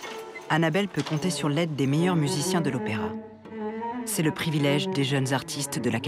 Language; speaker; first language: French; native; French